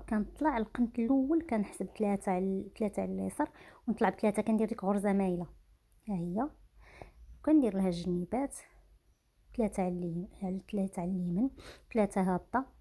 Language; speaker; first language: Arabic; native; Arabic